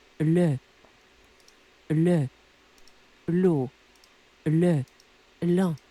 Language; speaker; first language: French; non-native, learner; English